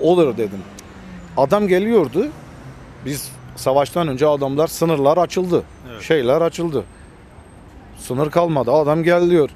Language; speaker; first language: Turkish; early bilingual, heritage; Armenian